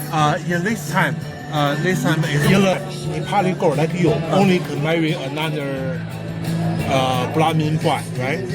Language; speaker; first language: English; non-native, learner; Chinese